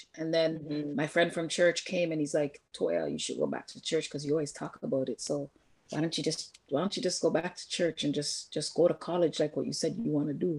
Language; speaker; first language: English; native; English